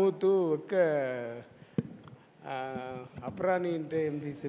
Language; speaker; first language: Telugu; non-native, learner; Tamil